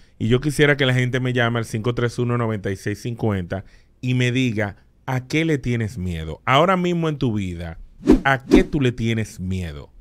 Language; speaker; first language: Spanish; native; Spanish